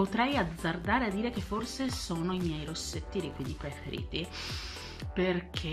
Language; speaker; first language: Italian; native; Italian